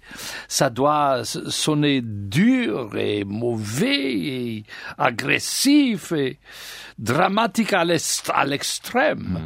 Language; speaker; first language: French; non-native, learner; English